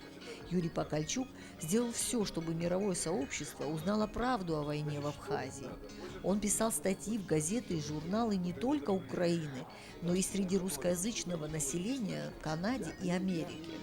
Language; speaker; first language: Russian; native; Russian